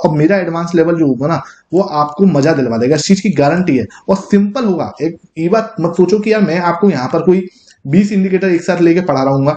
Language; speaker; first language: Hindi; native; Hindi